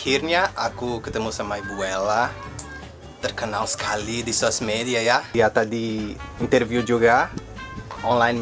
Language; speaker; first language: Indonesian; non-native, fluent; Portuguese